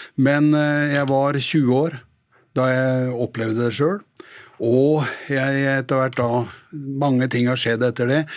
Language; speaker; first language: Norwegian; native; Norwegian